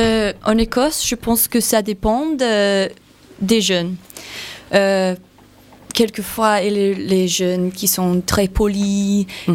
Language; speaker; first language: French; non-native, learner; English